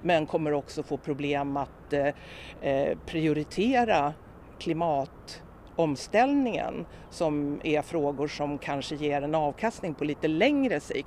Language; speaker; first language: Swedish; native; Swedish